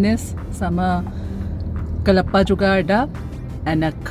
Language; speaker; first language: Indonesian; non-native, learner; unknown